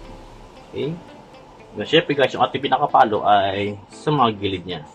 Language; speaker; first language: Filipino; native; Filipino